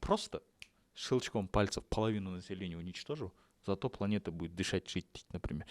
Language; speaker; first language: Russian; non-native, local second language; Kazakh